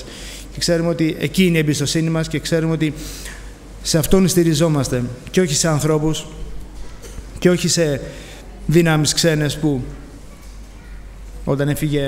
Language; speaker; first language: Greek; native; Greek